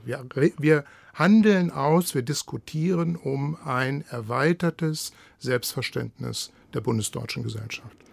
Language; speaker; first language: German; native; German